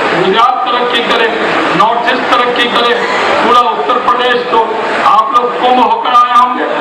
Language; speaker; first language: Hindi; native; Hindi